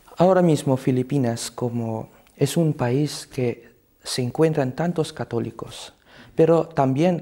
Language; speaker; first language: Spanish; non-native, fluent; Cebuano